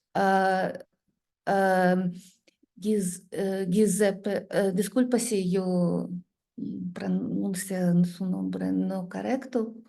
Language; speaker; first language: Spanish; non-native, learner; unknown